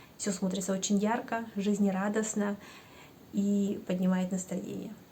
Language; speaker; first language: Russian; native; Russian